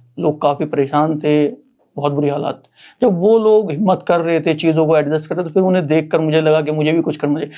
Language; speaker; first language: Hindi; native; Hindi